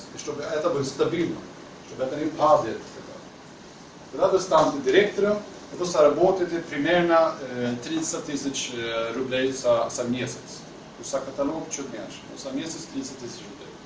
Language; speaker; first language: Russian; non-native, learner; Swedish